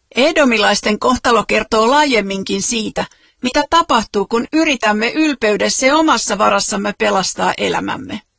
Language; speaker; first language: Finnish; native; Finnish